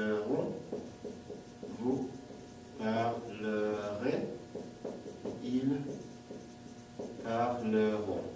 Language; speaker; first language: French; non-native, fluent; English